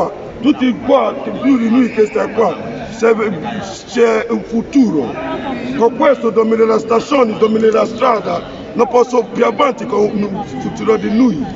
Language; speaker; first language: Italian; non-native, learner; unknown